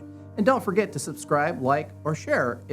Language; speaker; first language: English; native; English